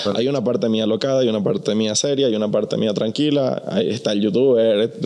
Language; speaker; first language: Spanish; native; Spanish